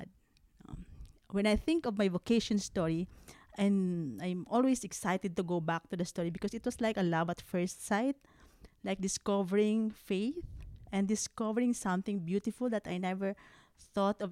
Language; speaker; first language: English; non-native, local second language; Hiligaynon